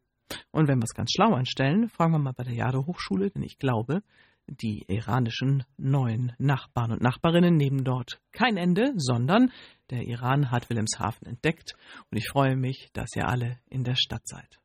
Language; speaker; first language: German; native; German